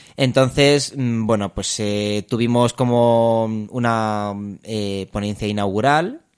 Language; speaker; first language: Spanish; non-native, fluent; Romanian